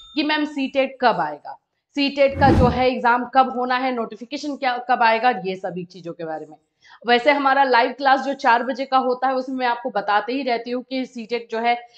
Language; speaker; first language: Hindi; native; Hindi